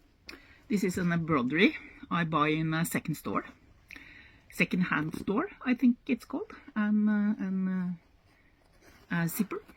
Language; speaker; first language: English; non-native, learner; Norwegian